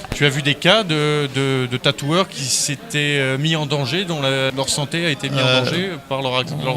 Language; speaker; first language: French; native; French